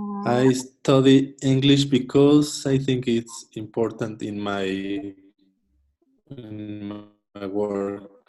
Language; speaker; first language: English; non-native, learner; Spanish